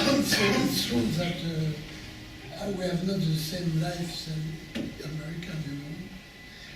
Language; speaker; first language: English; non-native, learner; French